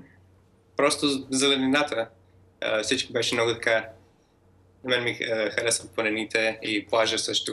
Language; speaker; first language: Bulgarian; early bilingual, heritage; Bulgarian